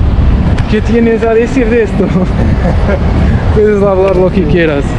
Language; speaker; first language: Spanish; non-native, learner; Portuguese